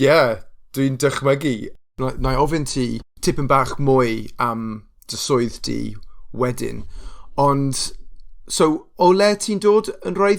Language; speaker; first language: Welsh; non-native, local second language; English